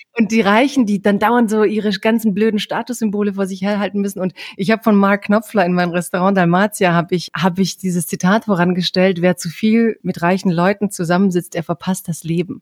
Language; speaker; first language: German; early bilingual, other home language; Croatian